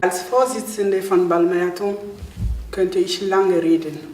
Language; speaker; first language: German; non-native, fluent; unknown